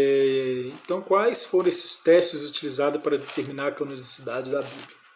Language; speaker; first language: Portuguese; native; Portuguese